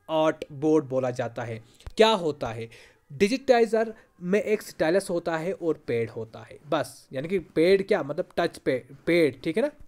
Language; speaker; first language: Hindi; non-native, local second language; Kashmiri